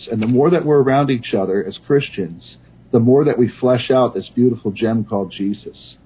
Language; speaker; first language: English; native; English